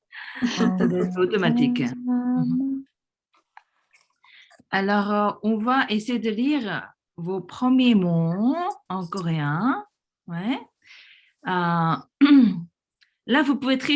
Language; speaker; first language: French; non-native, fluent; Korean